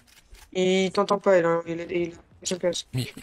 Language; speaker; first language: French; native; French